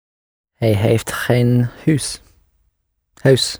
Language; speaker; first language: Dutch; non-native, learner; English